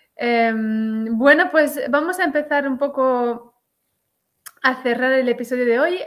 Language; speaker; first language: Spanish; native; Spanish